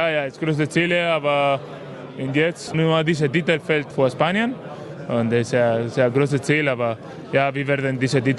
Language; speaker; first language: German; non-native, learner; Spanish